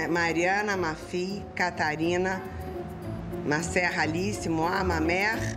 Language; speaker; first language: French; non-native, learner; Portuguese